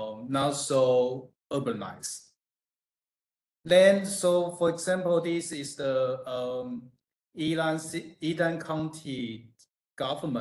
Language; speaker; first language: English; non-native, fluent; Chinese